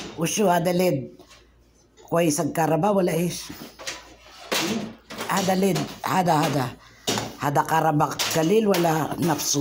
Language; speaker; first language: Arabic; non-native, learner; Filipino